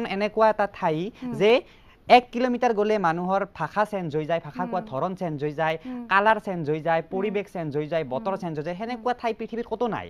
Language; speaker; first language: Assamese; native; Assamese